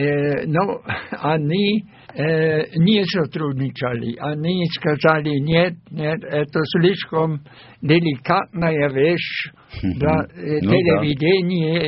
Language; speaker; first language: Russian; non-native, fluent; German